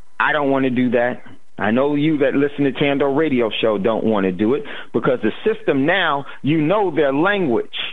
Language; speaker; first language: English; native; English